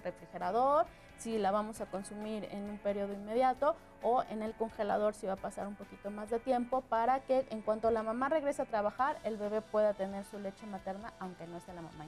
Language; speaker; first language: Spanish; native; Spanish